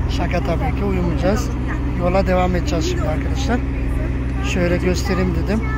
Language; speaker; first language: Turkish; early bilingual, heritage; Turkish